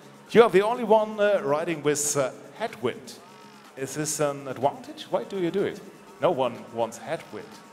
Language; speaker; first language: English; non-native, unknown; German